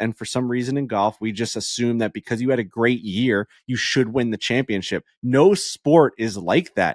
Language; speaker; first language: English; native; English